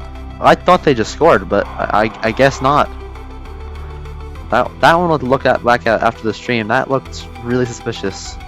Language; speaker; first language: English; native; English